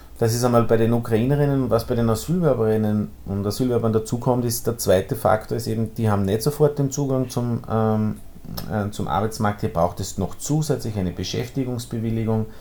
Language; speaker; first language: German; native; German